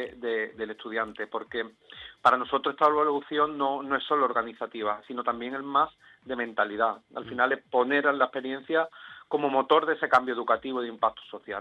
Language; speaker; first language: Spanish; native; Spanish